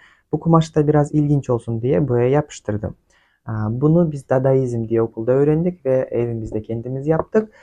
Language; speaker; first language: Turkish; non-native, fluent; Kyrgyz